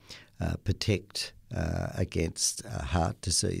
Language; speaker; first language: English; native; English